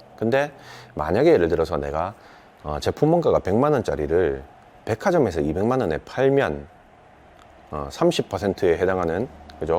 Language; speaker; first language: Korean; native; Korean